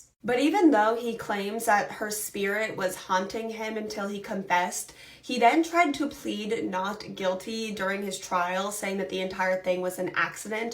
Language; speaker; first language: English; native; English